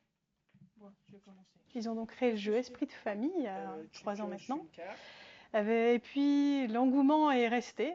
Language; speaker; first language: French; native; French